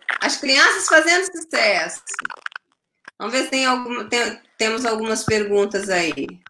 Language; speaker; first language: Portuguese; native; Portuguese